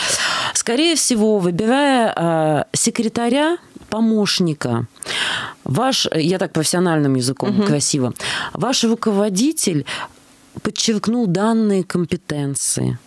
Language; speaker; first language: Russian; native; Russian